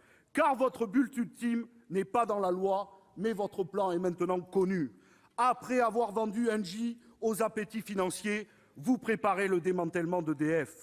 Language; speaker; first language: French; native; French